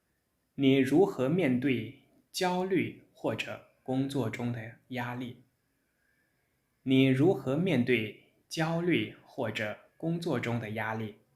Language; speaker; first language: Chinese; non-native, fluent; Lao